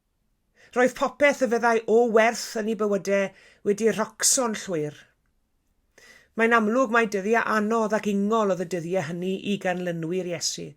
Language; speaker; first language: Welsh; native; Welsh